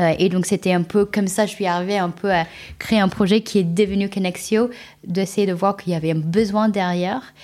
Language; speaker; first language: French; non-native, fluent; Chinese